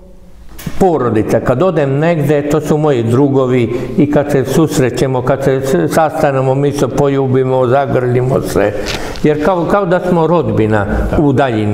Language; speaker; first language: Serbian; non-native, local second language; Hungarian